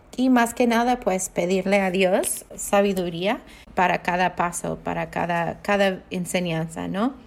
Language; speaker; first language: Spanish; non-native, fluent; English